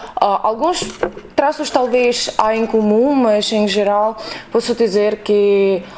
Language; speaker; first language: Portuguese; non-native, fluent; Russian